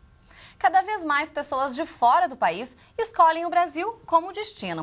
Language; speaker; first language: Portuguese; native; Portuguese